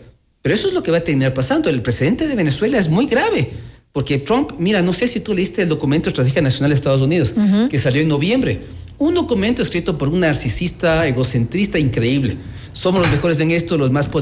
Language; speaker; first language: Spanish; native; Spanish